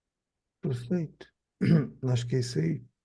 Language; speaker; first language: Portuguese; native; Portuguese